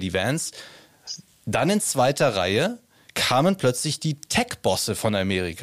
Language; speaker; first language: German; native; German